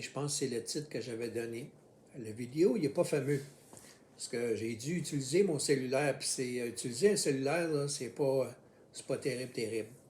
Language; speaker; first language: French; native; French